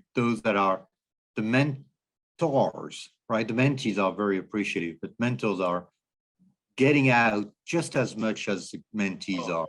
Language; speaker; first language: English; non-native, fluent; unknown